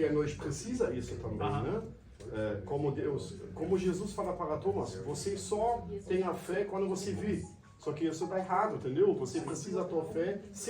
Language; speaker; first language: Portuguese; non-native, learner; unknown